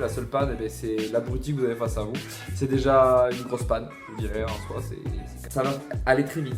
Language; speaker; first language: French; native; French